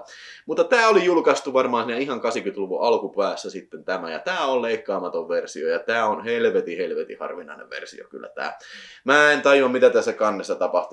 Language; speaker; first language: Finnish; native; Finnish